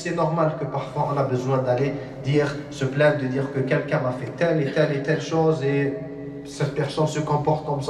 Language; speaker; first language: French; non-native, local second language; Arabic